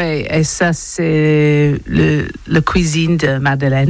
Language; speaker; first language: French; non-native, learner; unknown